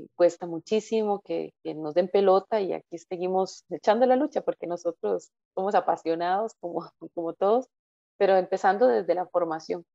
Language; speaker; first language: Spanish; native; Spanish